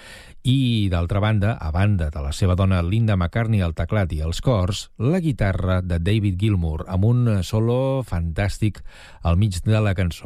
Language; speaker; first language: Catalan; native; Catalan